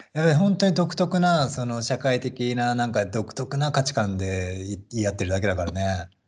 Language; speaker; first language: Japanese; native; Japanese